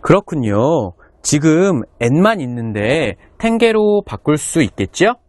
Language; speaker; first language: Korean; native; Korean